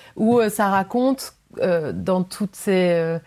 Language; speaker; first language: French; native; French